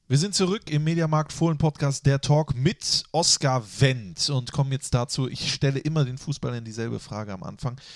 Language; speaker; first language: German; native; German